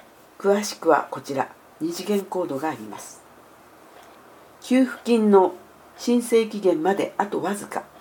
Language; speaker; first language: Japanese; native; Japanese